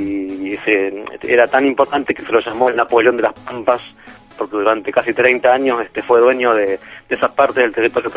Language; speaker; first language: Spanish; native; Spanish